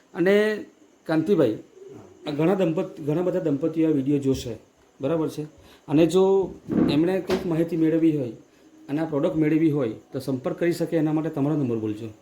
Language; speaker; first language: Gujarati; native; Gujarati